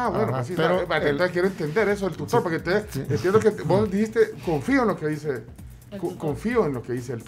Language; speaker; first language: Spanish; native; Spanish